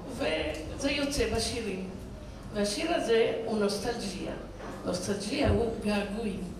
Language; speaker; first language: Hebrew; non-native, fluent; Italian